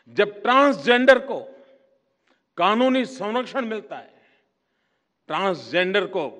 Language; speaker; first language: Hindi; non-native, local second language; Gujarati